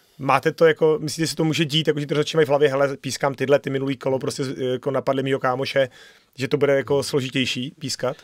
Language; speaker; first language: Czech; native; Czech